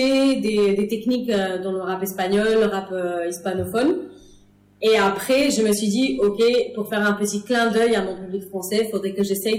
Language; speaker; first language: French; non-native, fluent; English